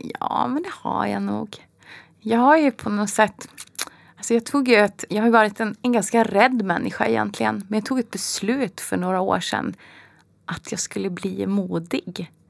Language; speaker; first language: Swedish; native; Swedish